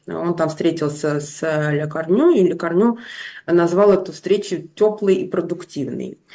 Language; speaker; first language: Russian; native; Russian